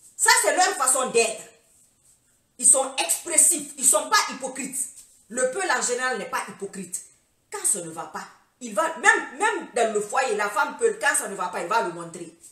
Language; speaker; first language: French; non-native, local second language; Fula